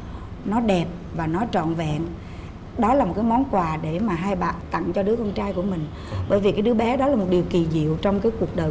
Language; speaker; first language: Vietnamese; native; Vietnamese